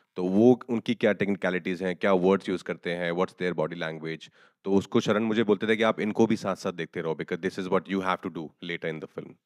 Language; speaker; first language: Hindi; native; Hindi